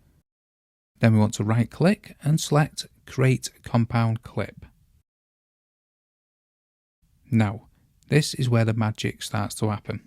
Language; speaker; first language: English; native; English